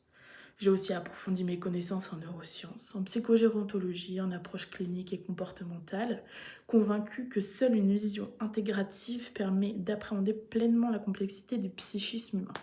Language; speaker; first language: French; native; French